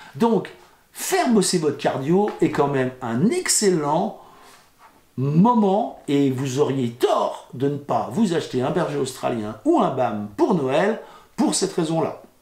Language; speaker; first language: French; native; French